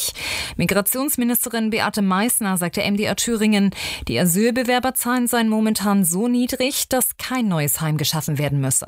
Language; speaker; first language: German; native; German